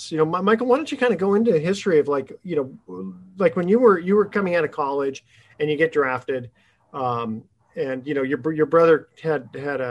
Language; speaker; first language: English; native; English